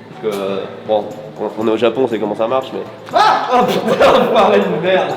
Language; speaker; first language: French; native; French